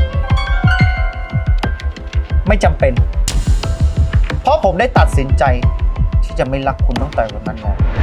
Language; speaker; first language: Thai; native; Thai